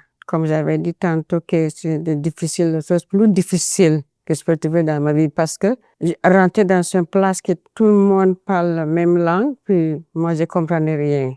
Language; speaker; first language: French; non-native, fluent; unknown